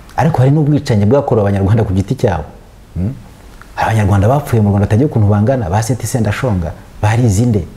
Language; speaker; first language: Kinyarwanda; early bilingual, heritage; Kinyarwanda